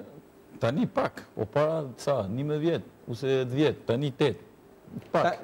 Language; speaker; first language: Albanian; non-native, learner; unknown